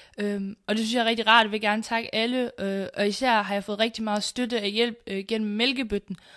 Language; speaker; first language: Danish; early bilingual, other home language; Central Kurdish